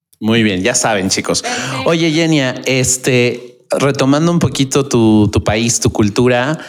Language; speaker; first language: Spanish; native; Spanish